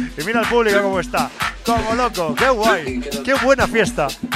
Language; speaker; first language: Spanish; native; Spanish